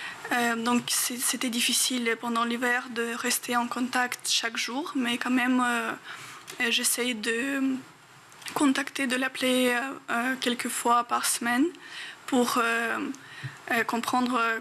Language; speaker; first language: French; non-native, fluent; Ukrainian